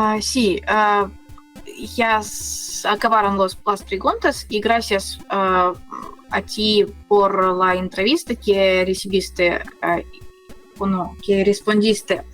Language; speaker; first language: Spanish; non-native, fluent; Russian